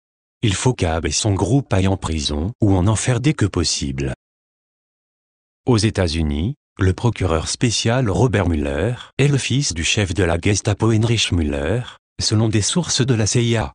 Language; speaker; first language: French; native; French